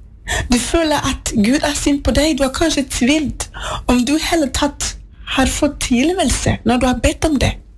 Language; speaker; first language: Norwegian; non-native, fluent; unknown